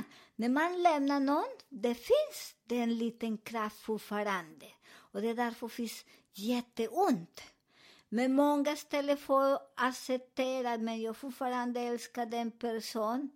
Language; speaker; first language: Swedish; non-native, learner; Spanish